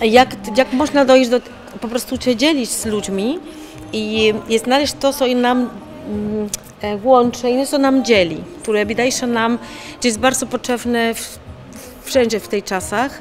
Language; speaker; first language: Polish; non-native, learner; Spanish